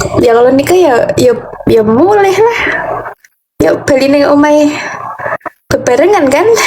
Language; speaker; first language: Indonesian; non-native, local second language; Javanese